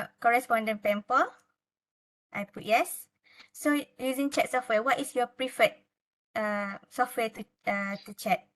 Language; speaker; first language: English; non-native, local second language; Malay